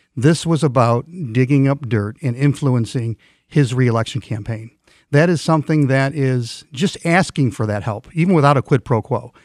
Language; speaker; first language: English; non-native, fluent; Swedish